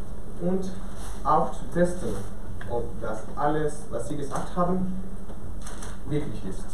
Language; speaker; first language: German; non-native, learner; Spanish